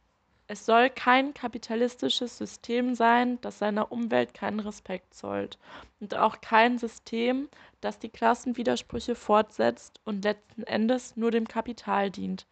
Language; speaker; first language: German; native; German